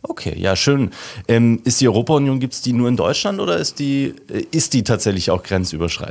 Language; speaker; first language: German; native; German